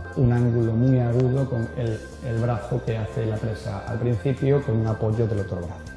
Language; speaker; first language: Spanish; native; Spanish